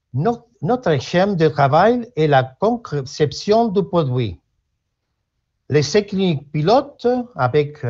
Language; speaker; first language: French; non-native, learner; Spanish